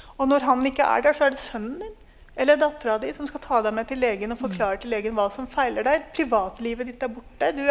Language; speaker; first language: Norwegian; early bilingual, other home language; Urdu